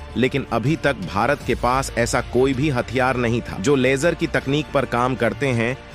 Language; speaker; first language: Hindi; native; Hindi